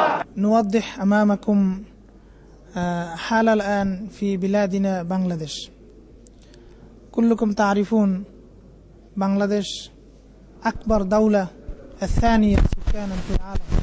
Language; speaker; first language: Arabic; non-native, learner; Bangla